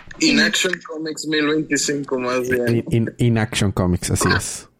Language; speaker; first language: Spanish; native; Spanish